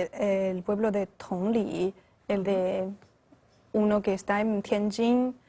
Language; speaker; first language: Spanish; non-native, fluent; Chinese